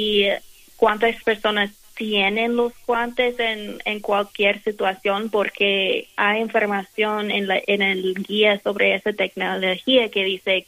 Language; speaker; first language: Spanish; non-native, fluent; English